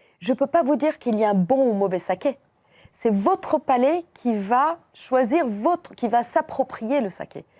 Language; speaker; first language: French; non-native, fluent; Persian